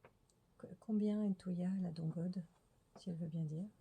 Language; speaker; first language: French; native; French